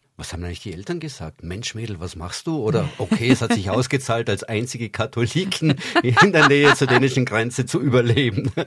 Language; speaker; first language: German; native; German